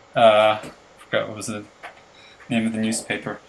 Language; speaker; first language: English; native; English